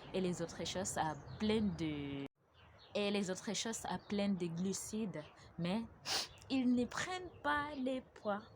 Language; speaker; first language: French; non-native, fluent; Ganda